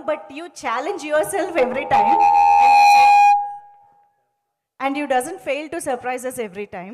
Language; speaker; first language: Telugu; native; Telugu